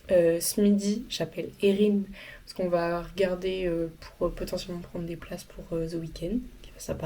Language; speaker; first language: French; native; French